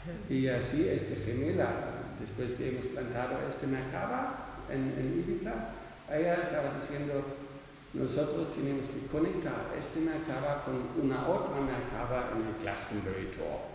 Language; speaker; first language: Spanish; non-native, learner; Dutch